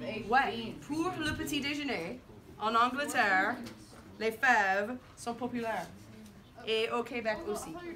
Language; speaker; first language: French; non-native, fluent; English